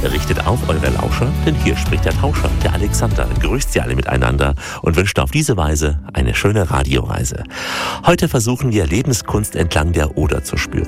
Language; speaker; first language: German; native; German